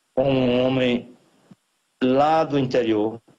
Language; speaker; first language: Portuguese; native; Portuguese